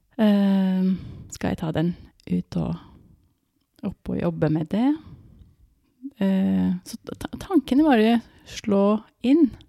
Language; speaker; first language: Norwegian; non-native, fluent; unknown